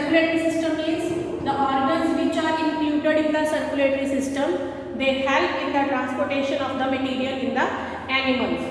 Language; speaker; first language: English; non-native, local second language; Hindi